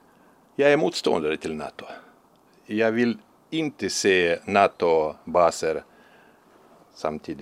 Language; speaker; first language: Swedish; non-native, fluent; Russian